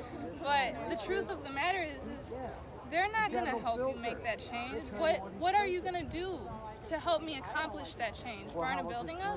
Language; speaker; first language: English; native; English